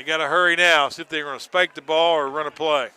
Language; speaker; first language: English; native; English